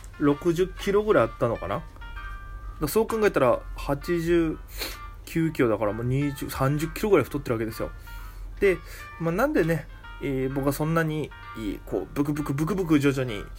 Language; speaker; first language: Japanese; native; Japanese